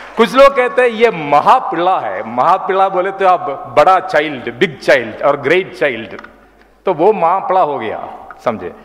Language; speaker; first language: Hindi; non-native, local second language; Malayalam